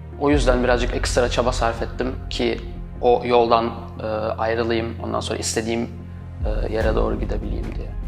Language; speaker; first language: Turkish; native; Turkish